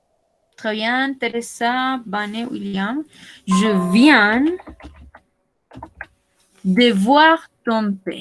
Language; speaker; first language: French; non-native, learner; Spanish